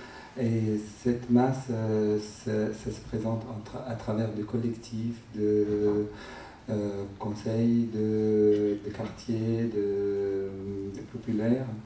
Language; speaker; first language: French; non-native, fluent; Arabic